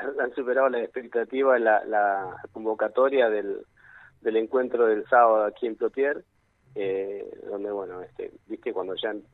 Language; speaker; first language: Spanish; native; Spanish